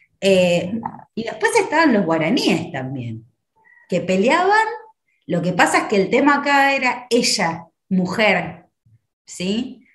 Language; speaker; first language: Spanish; native; Spanish